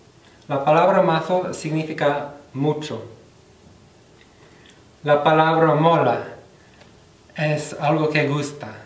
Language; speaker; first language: Spanish; non-native, fluent; English